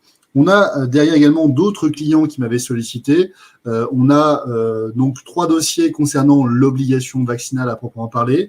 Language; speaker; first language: French; native; French